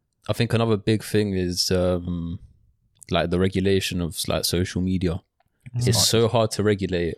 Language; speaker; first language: English; early bilingual, other home language; Spanish